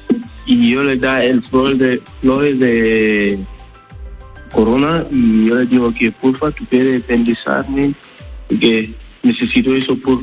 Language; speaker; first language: Spanish; non-native, learner; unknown